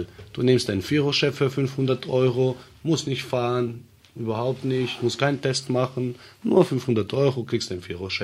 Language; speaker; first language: German; early bilingual, other home language; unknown